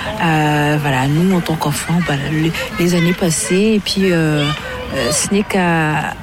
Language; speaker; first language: French; early bilingual, other home language; Portuguese